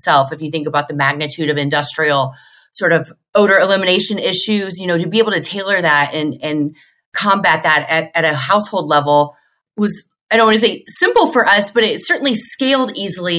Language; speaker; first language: English; native; English